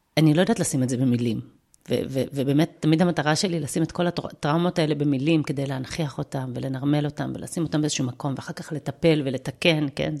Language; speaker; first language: Hebrew; early bilingual, other home language; Russian